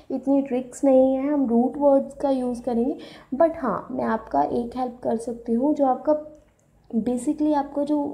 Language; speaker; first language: Hindi; native; Hindi